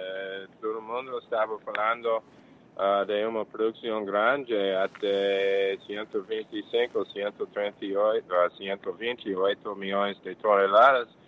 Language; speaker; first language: Portuguese; non-native, fluent; English